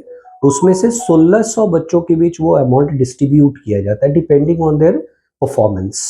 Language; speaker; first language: Hindi; native; Hindi